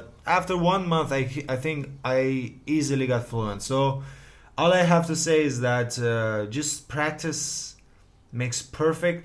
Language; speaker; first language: English; non-native, fluent; Persian